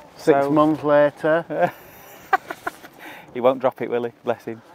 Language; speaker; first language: English; native; English